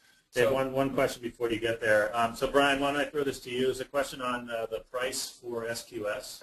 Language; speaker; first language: English; native; English